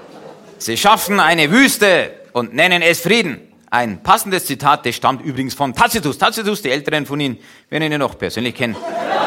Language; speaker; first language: German; native; German